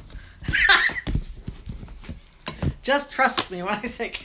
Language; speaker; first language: English; native; English